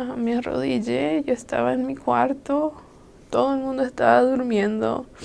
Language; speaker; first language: Spanish; early bilingual, other home language; English